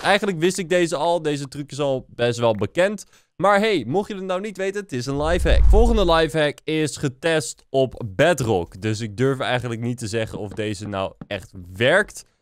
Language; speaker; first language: Dutch; native; Dutch